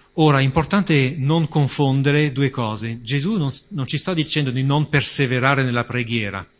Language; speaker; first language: Italian; non-native, fluent; French